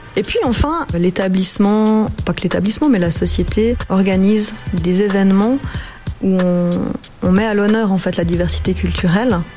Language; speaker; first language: French; native; French